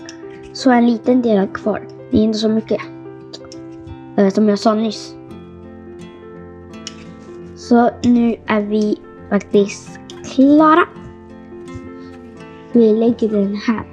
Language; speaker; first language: Swedish; non-native, fluent; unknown